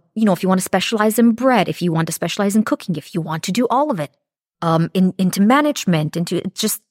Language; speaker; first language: English; early bilingual, other home language; Romanian